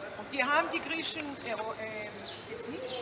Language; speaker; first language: German; non-native, fluent; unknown